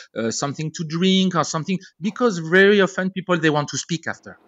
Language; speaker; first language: English; non-native, fluent; French